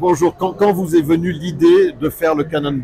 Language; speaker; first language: French; native; French